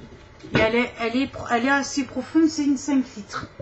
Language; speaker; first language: French; native; French